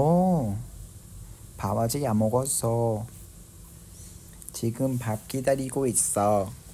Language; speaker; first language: Korean; non-native, fluent; Vietnamese